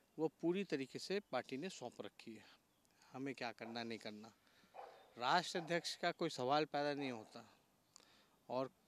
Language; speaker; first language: Hindi; native; Hindi